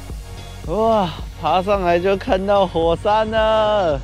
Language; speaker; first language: Chinese; native; Chinese